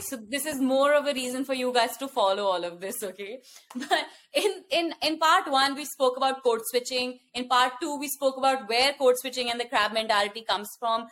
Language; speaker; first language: English; non-native, local second language; Hindi